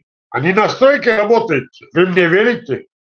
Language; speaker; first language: Russian; non-native, local second language; Tajik